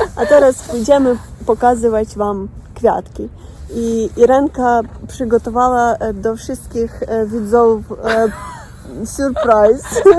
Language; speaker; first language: Polish; non-native, learner; Russian